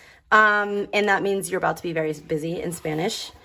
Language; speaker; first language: English; native; English